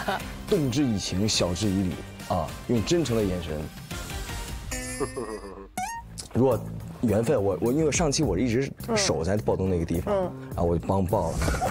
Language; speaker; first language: Chinese; native; Chinese